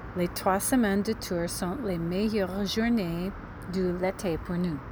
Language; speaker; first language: French; non-native, learner; English